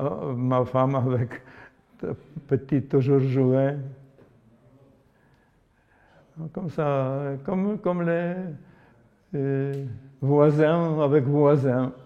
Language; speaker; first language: French; non-native, learner; Polish